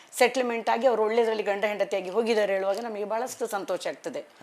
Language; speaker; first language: Kannada; non-native, local second language; Tulu